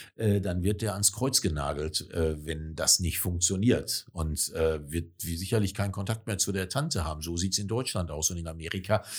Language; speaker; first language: German; native; German